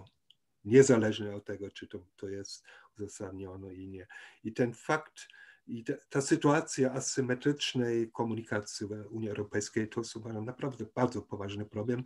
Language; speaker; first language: Polish; non-native, fluent; German